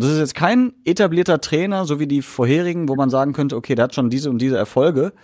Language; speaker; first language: German; native; German